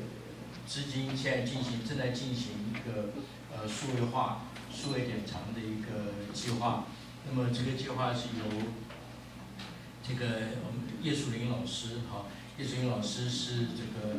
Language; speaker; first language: Chinese; native; Chinese